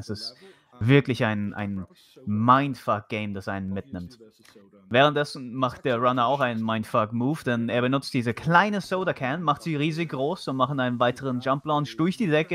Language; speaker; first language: German; native; German